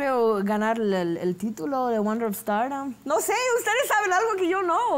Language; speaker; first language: Spanish; non-native, fluent; English